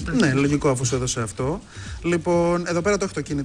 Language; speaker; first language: Greek; native; Greek